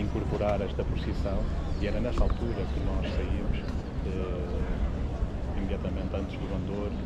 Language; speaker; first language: Portuguese; native; Portuguese